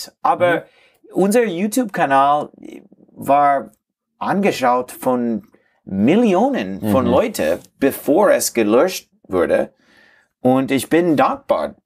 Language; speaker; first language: German; non-native, fluent; English